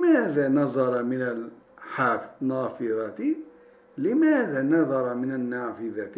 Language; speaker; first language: Arabic; non-native, fluent; Turkish